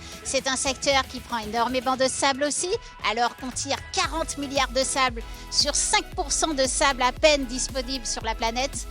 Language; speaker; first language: French; native; French